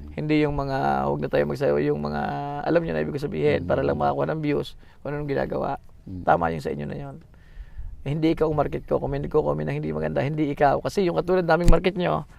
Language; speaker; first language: Filipino; native; Filipino